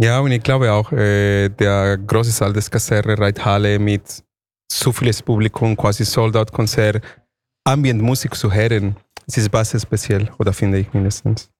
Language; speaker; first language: German; non-native, fluent; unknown